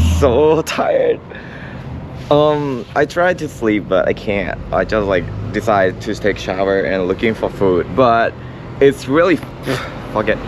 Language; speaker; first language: English; non-native, fluent; Japanese